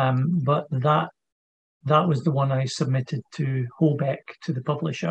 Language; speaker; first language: English; native; English